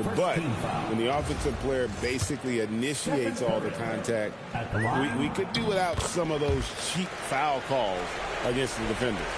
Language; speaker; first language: English; native; English